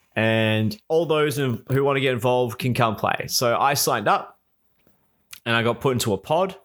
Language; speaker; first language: English; native; English